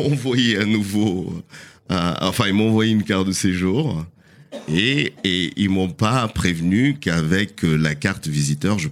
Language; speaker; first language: French; non-native, fluent; Portuguese